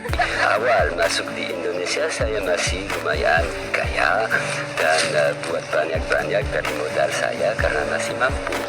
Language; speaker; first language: Indonesian; non-native, learner; French